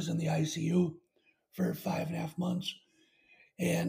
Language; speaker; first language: English; native; English